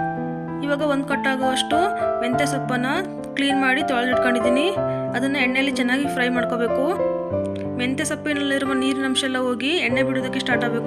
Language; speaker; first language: Kannada; native; Kannada